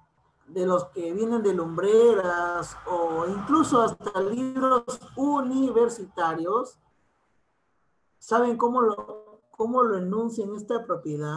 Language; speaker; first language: Spanish; native; Spanish